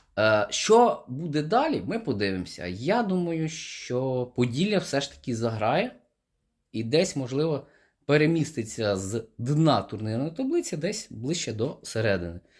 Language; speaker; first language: Ukrainian; native; Ukrainian